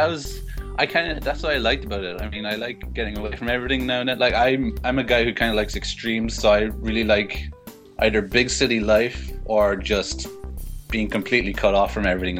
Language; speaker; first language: English; native; English